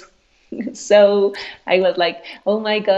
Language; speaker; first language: English; non-native, fluent; Spanish